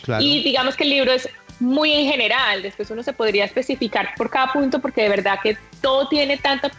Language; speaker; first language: Spanish; native; Spanish